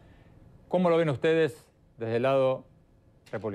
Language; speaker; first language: Spanish; native; Spanish